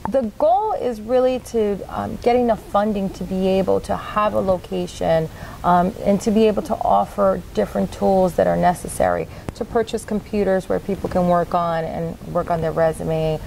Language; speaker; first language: English; native; English